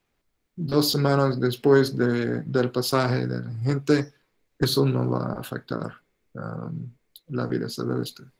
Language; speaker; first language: Spanish; non-native, fluent; English